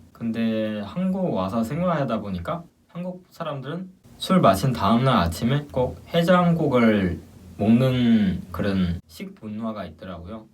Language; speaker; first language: Korean; non-native, fluent; Chinese